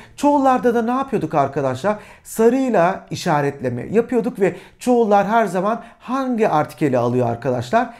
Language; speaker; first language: Turkish; native; Turkish